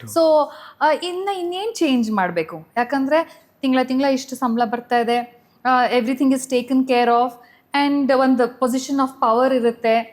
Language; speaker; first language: Kannada; native; Kannada